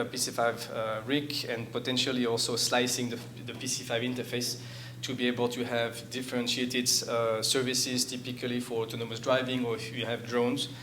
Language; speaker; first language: English; non-native, fluent; French